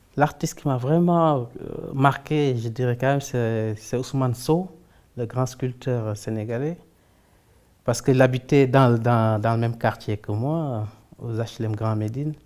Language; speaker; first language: French; non-native, local second language; Wolof